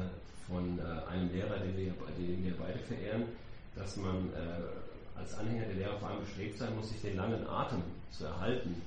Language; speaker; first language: German; native; German